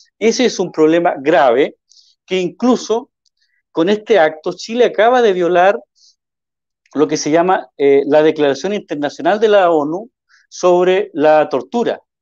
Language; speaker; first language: Spanish; native; Spanish